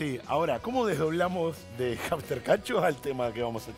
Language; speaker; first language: Spanish; native; Spanish